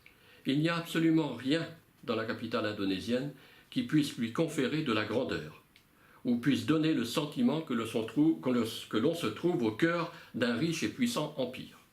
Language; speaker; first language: French; native; French